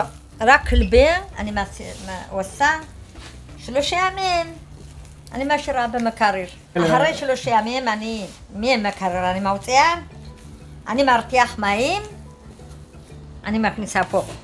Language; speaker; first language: Hebrew; non-native, fluent; Amharic